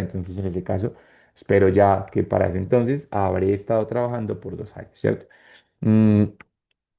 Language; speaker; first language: Spanish; native; Spanish